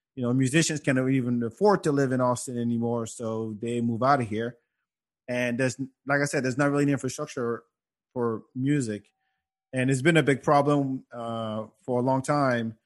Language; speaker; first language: English; non-native, fluent; Wolof